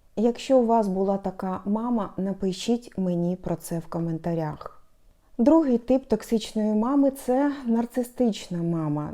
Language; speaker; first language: Ukrainian; non-native, local second language; Russian